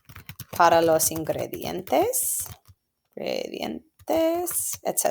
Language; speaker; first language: Spanish; non-native, fluent; English